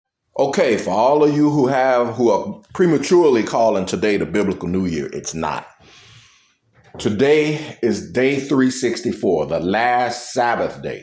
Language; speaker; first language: English; native; English